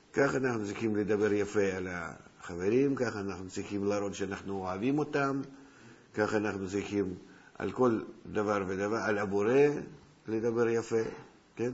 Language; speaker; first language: Hebrew; non-native, fluent; Russian